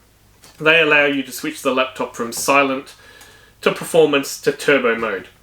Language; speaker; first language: English; native; English